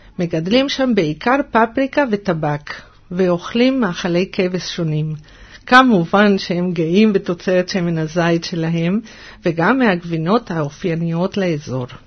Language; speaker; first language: Hebrew; non-native, fluent; Spanish